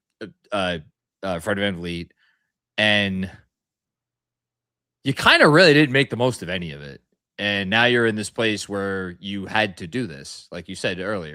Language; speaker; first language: English; native; English